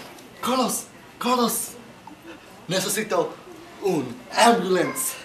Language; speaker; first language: Spanish; non-native, learner; English